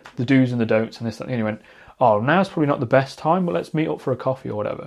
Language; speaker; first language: English; native; English